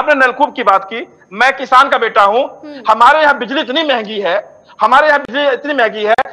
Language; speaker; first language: Hindi; native; Hindi